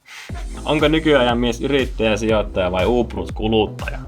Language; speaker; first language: Finnish; native; Finnish